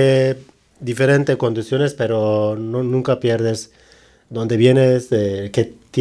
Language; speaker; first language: Spanish; non-native, learner; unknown